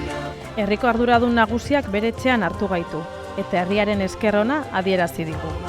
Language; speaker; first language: Basque; native; Basque